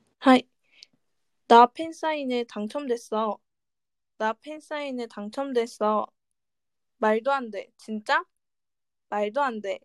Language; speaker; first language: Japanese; non-native, fluent; Korean